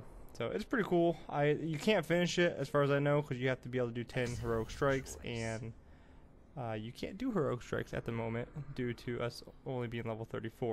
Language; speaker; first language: English; native; English